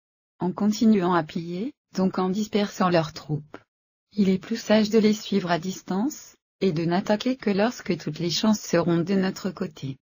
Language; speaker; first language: French; native; French